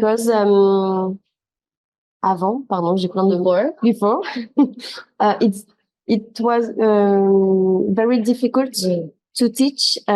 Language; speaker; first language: English; non-native, learner; French